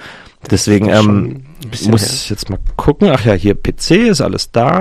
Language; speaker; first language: German; native; German